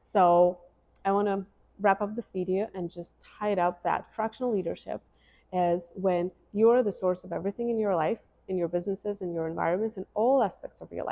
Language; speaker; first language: English; non-native, fluent; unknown